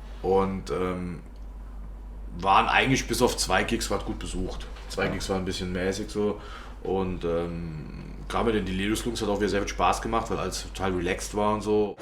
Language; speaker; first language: German; native; German